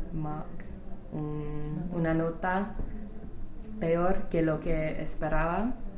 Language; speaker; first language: Spanish; non-native, fluent; English